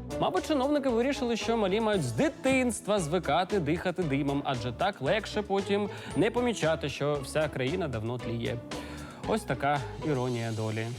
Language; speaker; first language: Ukrainian; native; Ukrainian